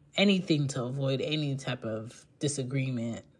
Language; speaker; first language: English; native; English